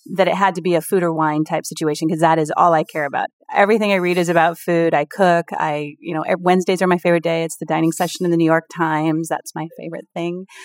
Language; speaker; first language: English; native; English